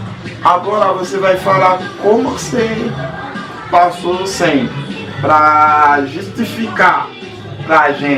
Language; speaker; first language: Portuguese; non-native, learner; Haitian Creole